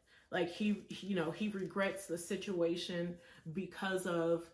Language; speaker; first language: English; native; English